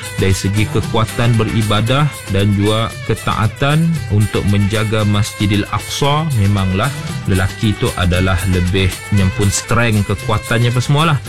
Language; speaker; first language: Malay; native; Malay